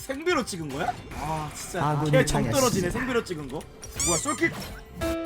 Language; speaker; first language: Korean; native; Korean